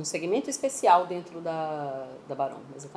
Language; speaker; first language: Portuguese; native; Portuguese